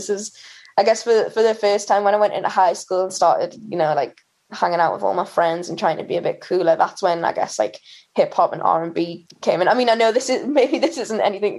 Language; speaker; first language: English; native; English